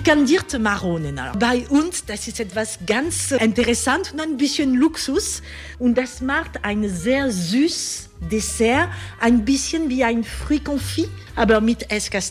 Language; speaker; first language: German; non-native, learner; French